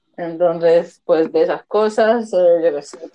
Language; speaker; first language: Spanish; native; Spanish